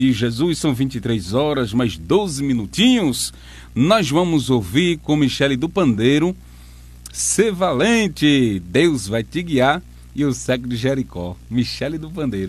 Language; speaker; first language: Portuguese; native; Portuguese